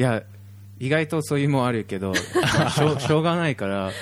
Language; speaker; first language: Japanese; non-native, fluent; English